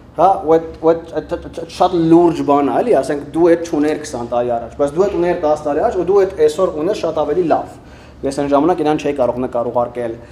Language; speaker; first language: Armenian; early bilingual, heritage; Armenian